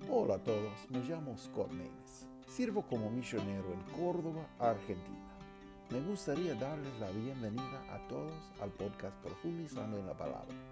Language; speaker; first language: Spanish; non-native, fluent; English